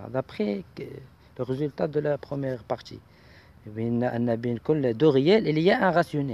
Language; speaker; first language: French; non-native, local second language; Arabic